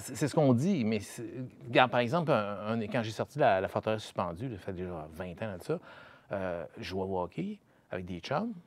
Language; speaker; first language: French; native; French